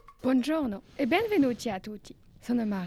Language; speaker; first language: Italian; non-native, learner; French